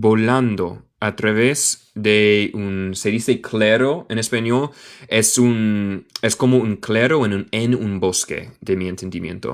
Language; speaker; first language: Spanish; non-native, learner; English